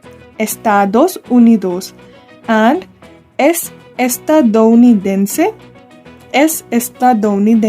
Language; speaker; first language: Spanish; non-native, learner; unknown